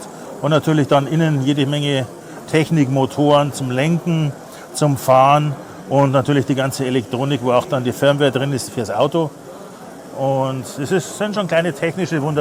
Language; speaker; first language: German; native; German